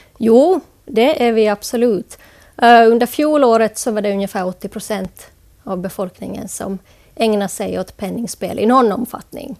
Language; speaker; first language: Swedish; native; Swedish